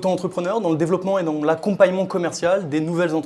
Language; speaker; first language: French; native; French